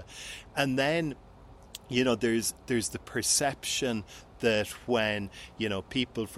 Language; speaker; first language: English; native; English